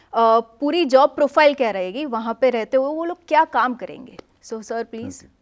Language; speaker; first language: Hindi; non-native, local second language; Gujarati